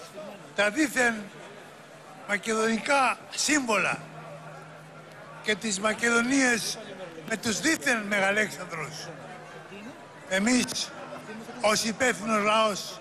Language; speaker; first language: Greek; native; Greek